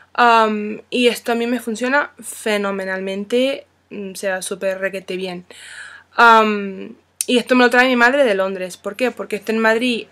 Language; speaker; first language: Spanish; non-native, fluent; English